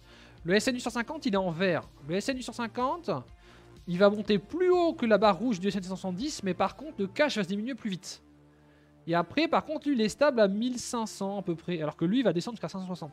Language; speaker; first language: French; native; French